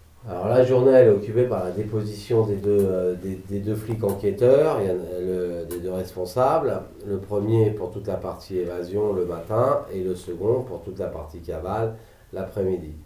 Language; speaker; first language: French; native; French